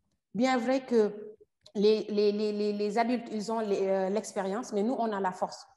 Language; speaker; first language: French; non-native, local second language; Wolof